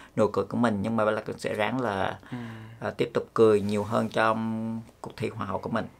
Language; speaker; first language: Vietnamese; early bilingual, heritage; Vietnamese